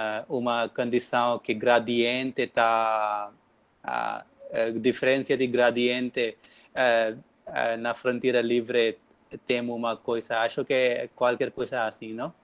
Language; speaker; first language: Portuguese; non-native, learner; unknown